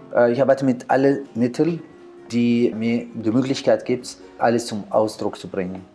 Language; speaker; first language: German; non-native, learner; Arabic